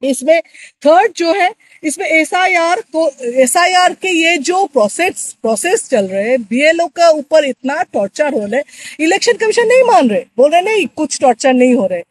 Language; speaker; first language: Hindi; non-native, local second language; Bangla